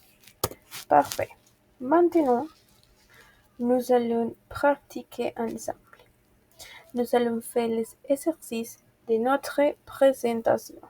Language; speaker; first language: French; non-native, fluent; Spanish